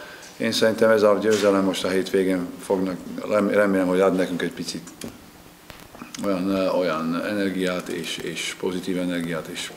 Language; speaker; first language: Hungarian; non-native, fluent; Slovak